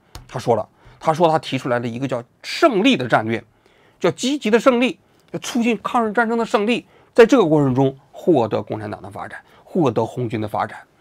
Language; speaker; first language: Chinese; native; Chinese